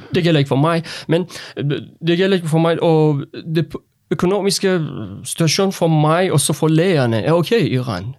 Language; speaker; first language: Danish; non-native, learner; Persian